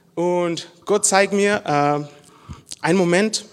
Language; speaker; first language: German; non-native, learner; Spanish